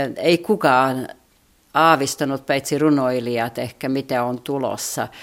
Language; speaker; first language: Finnish; non-native, fluent; Latvian